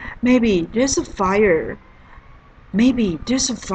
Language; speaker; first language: English; non-native, learner; Chinese